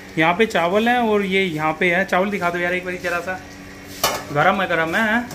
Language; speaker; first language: Hindi; native; Hindi